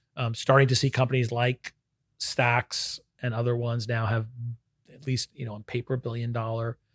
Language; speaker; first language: English; native; English